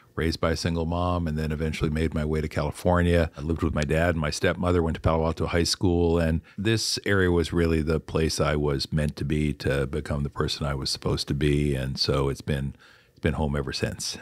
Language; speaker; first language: English; native; English